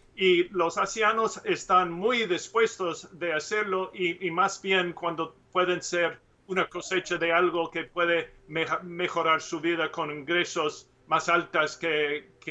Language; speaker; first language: Spanish; non-native, learner; English